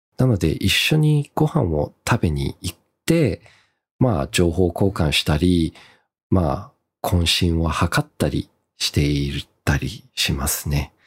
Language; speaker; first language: Japanese; early bilingual, heritage; Japanese